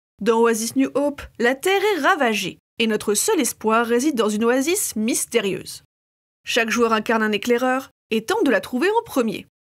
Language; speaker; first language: French; native; French